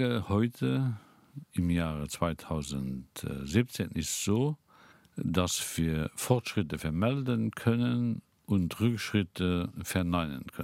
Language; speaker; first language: German; non-native, local second language; Luxembourgish